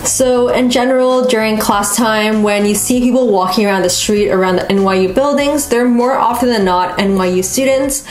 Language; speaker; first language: English; native; English